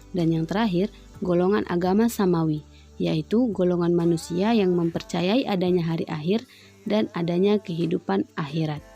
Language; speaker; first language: Indonesian; native; Indonesian